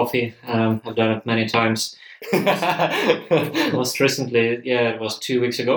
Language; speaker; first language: English; non-native, fluent; Russian